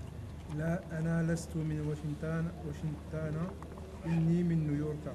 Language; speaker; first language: Arabic; non-native, learner; French